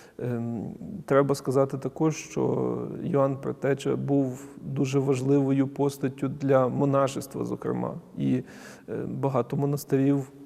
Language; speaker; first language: Ukrainian; native; Ukrainian